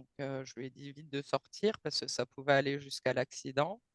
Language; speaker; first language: French; native; French